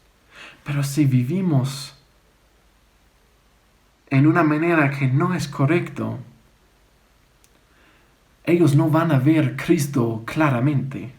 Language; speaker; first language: Spanish; non-native, fluent; English